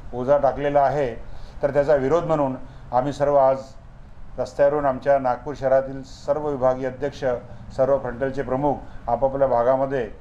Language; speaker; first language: Marathi; native; Marathi